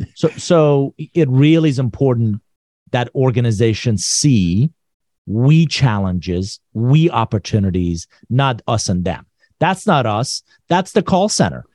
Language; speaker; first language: English; non-native, fluent; Persian